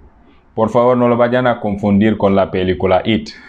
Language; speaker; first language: Spanish; non-native, fluent; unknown